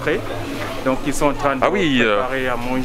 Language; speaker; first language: French; non-native, fluent; Luo (Kenya and Tanzania)